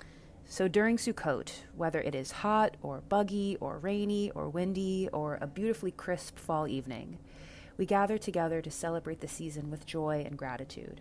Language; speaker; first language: English; native; English